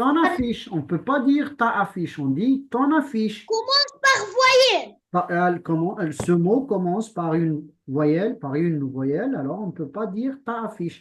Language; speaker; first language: French; non-native, local second language; Arabic